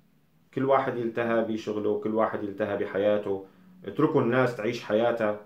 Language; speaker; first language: Arabic; native; Arabic